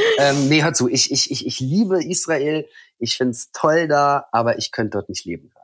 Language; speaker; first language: German; early bilingual, other home language; Russian